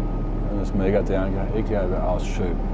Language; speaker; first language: German; native; German